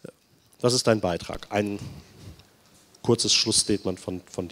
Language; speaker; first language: German; native; German